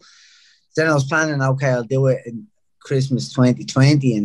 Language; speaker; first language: English; native; English